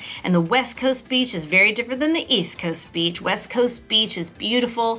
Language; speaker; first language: English; native; English